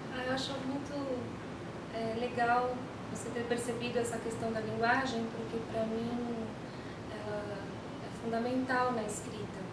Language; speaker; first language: Portuguese; early bilingual, other home language; Spanish